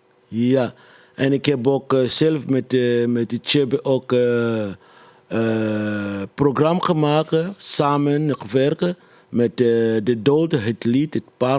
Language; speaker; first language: Dutch; non-native, fluent; Lingala